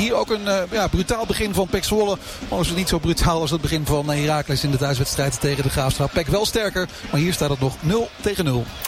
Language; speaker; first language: Dutch; native; Dutch